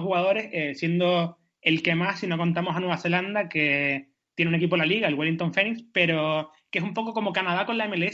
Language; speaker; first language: Spanish; native; Spanish